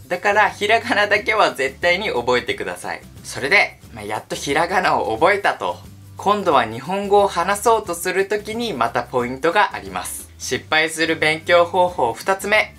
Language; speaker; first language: Japanese; native; Japanese